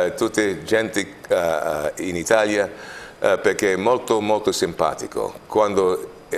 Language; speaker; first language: Italian; non-native, learner; English